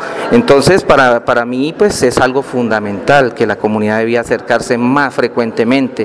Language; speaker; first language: Spanish; native; Spanish